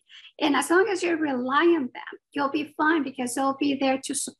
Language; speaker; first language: English; non-native, fluent; Spanish